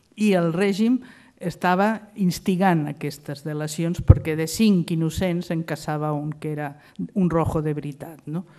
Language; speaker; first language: Catalan; non-native, fluent; Spanish